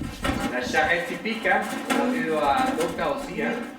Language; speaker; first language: French; non-native, fluent; Spanish